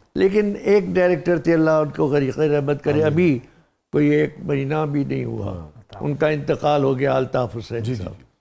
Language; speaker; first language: Urdu; non-native, local second language; Sindhi